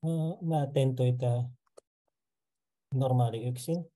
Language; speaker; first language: Finnish; non-native, learner; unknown